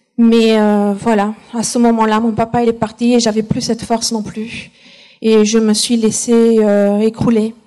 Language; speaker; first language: French; non-native, fluent; Portuguese